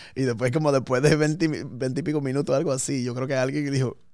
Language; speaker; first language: Spanish; early bilingual, heritage; Spanish